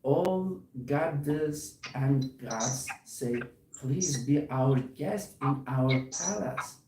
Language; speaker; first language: English; non-native, learner; Turkish